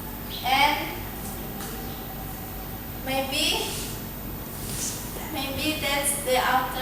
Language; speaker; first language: English; non-native, learner; Indonesian